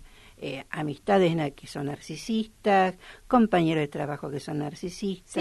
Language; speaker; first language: Spanish; native; Spanish